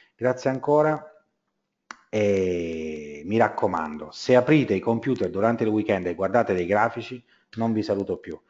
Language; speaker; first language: Italian; native; Italian